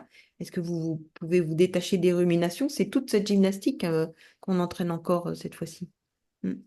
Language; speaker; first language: French; native; French